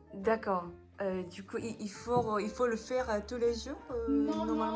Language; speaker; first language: French; non-native, learner; Japanese